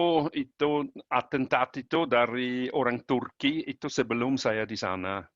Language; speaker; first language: Indonesian; non-native, learner; German